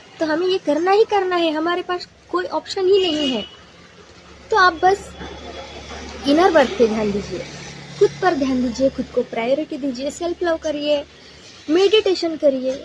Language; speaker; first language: Hindi; non-native, local second language; Marathi